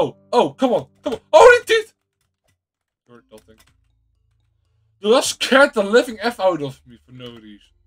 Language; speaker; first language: English; non-native, fluent; Dutch